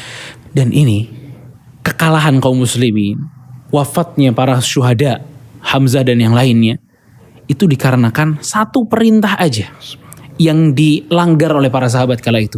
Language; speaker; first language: Indonesian; native; Indonesian